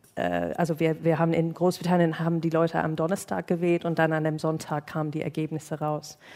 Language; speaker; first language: German; non-native, fluent; English